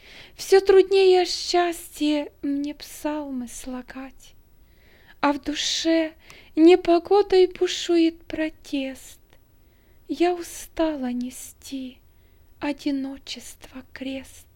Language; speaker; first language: Russian; native; Russian